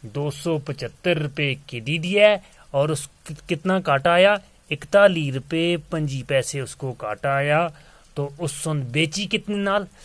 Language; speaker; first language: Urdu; non-native, local second language; Punjabi